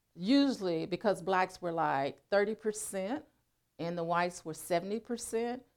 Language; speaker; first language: English; native; English